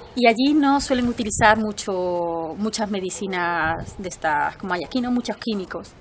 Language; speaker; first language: Spanish; native; Spanish